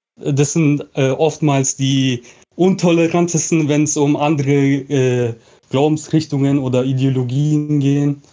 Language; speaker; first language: German; native; German